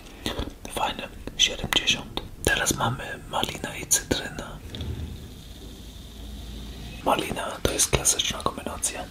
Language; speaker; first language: Polish; early bilingual, heritage; Polish